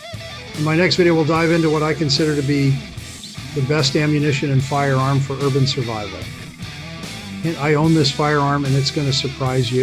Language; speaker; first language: English; native; English